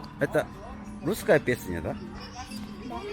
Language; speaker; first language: Russian; non-native, learner; Korean